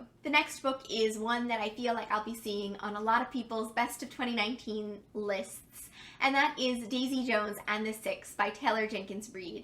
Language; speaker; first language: English; native; English